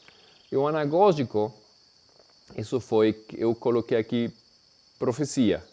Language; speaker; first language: Portuguese; non-native, fluent; Spanish